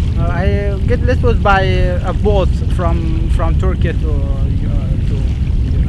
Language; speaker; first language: English; non-native, learner; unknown